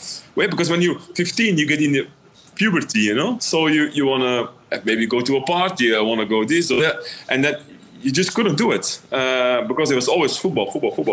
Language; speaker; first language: English; non-native, fluent; Dutch